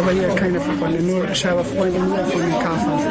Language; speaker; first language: German; non-native, learner; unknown